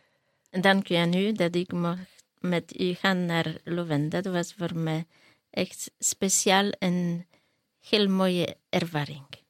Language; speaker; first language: Dutch; non-native, learner; Polish